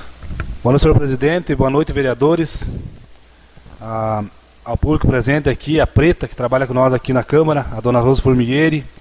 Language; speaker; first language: Portuguese; native; Portuguese